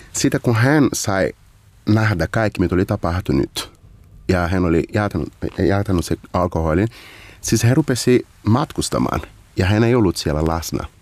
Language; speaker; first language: Finnish; non-native, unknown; Portuguese